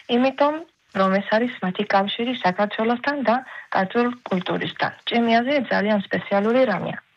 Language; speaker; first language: Georgian; early bilingual, heritage; Georgian